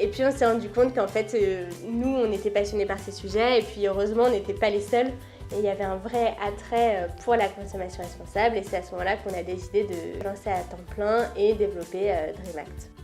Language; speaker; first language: French; native; French